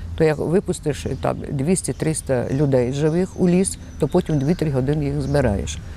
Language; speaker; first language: Ukrainian; native; Ukrainian